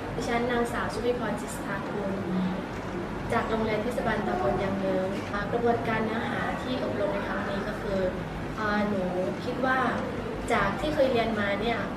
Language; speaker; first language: Thai; native; Thai